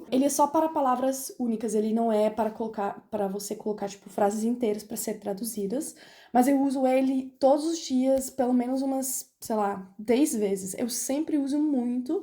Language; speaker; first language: Portuguese; non-native, fluent; German